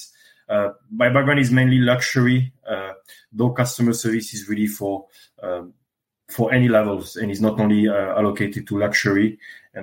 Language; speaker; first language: English; non-native, fluent; French